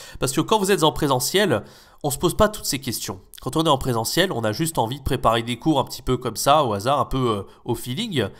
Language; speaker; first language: French; native; French